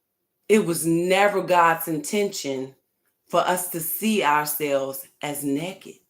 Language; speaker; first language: English; native; English